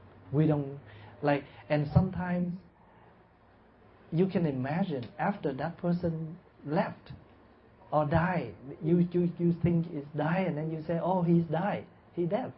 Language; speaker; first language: English; non-native, fluent; Vietnamese